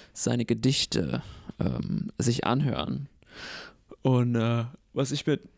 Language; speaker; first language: German; non-native, fluent; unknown